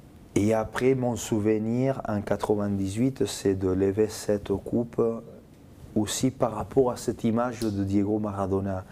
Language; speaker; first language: French; non-native, fluent; Spanish